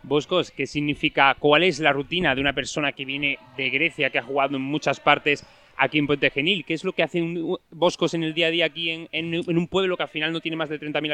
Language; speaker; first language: Spanish; native; Spanish